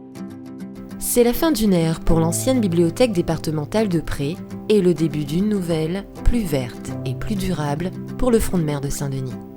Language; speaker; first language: French; native; French